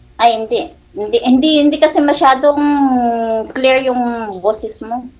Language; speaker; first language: Filipino; non-native, local second language; Kinaray-a